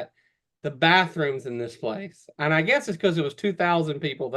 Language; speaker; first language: English; native; English